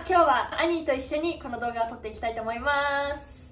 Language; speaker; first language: Japanese; early bilingual, heritage; Japanese